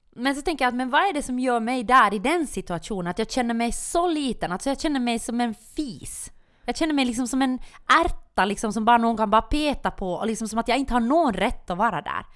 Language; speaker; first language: Swedish; native; Swedish